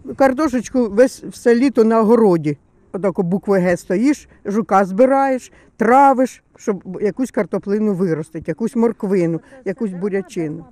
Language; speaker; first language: Ukrainian; native; Ukrainian